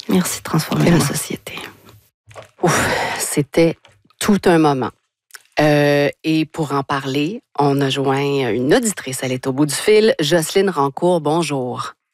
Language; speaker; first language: French; native; French